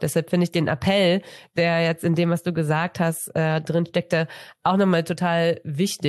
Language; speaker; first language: German; native; German